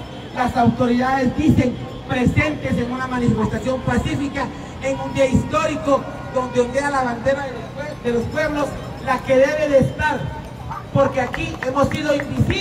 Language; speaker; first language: Spanish; native; Spanish